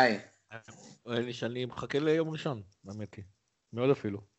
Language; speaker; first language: Hebrew; native; Hebrew